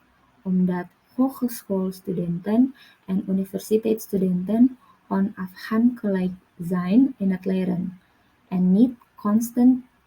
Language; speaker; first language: Dutch; non-native, learner; Indonesian